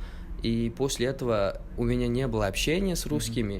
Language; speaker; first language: Russian; non-native, local second language; Uzbek